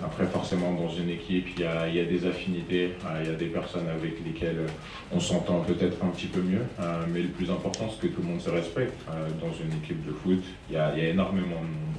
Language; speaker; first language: French; native; French